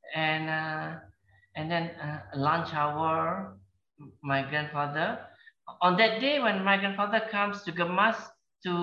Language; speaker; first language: English; non-native, local second language; Malay